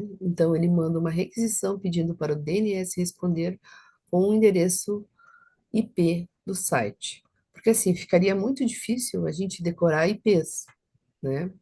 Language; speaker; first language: Portuguese; native; Portuguese